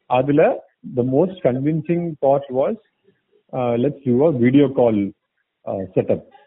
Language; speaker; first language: English; non-native, local second language; Tamil